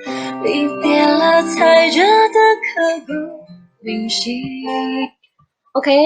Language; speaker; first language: Chinese; non-native, fluent; Khmer